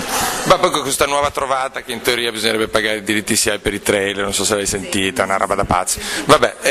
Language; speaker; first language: Italian; native; Italian